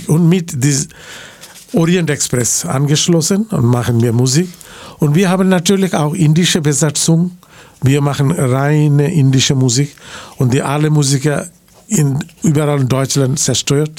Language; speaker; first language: German; non-native, fluent; Bangla